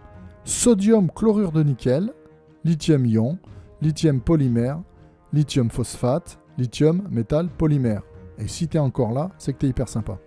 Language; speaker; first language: French; native; French